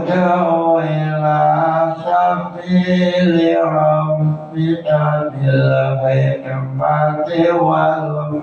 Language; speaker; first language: Arabic; non-native, fluent; Javanese